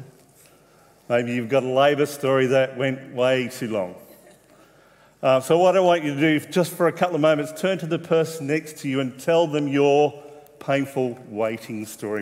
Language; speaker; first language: English; native; English